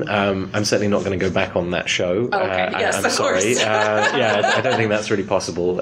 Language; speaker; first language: English; native; English